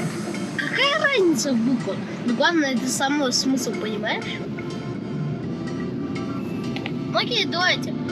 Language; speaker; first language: Russian; non-native, local second language; Kazakh